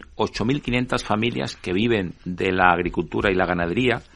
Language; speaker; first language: Spanish; native; Spanish